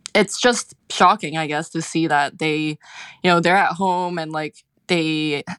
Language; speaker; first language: English; non-native, local second language; Cantonese